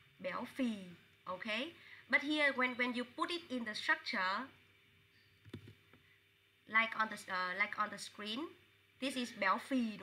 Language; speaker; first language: English; non-native, fluent; Vietnamese